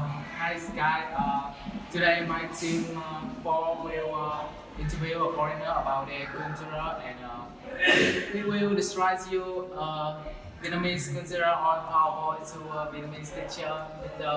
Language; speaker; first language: English; non-native, learner; Vietnamese